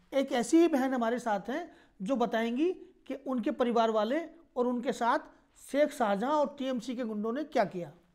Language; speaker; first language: Hindi; native; Hindi